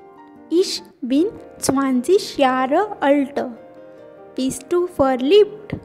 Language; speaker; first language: German; non-native, learner; English